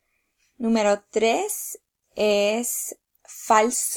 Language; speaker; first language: Spanish; early bilingual, heritage; Spanish